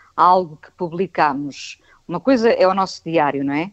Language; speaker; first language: Portuguese; native; Portuguese